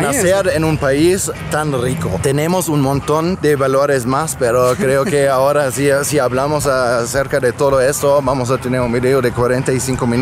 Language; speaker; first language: Spanish; non-native, fluent; German